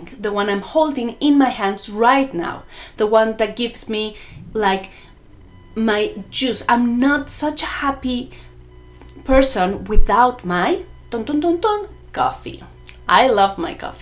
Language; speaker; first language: English; non-native, fluent; Spanish